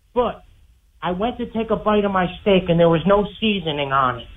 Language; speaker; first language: English; native; English